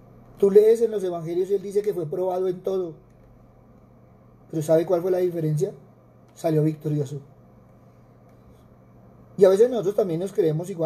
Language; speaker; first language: Spanish; native; Spanish